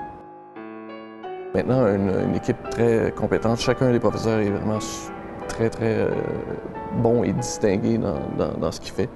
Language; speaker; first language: French; native; French